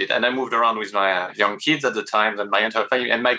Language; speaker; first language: English; non-native, fluent; French